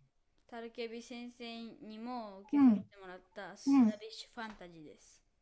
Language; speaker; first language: Japanese; native; Japanese